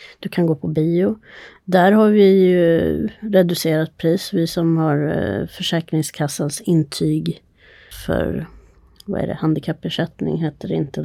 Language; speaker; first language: Swedish; native; Swedish